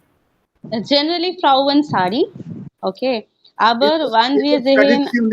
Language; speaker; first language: German; non-native, learner; Hindi